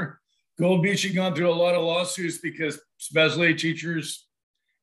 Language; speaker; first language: English; native; English